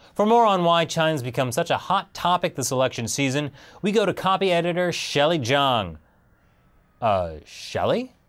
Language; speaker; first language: English; native; English